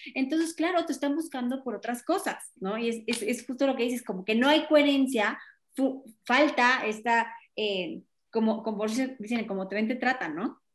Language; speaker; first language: Spanish; native; Spanish